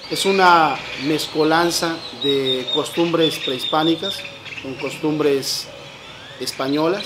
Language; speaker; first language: Spanish; native; Spanish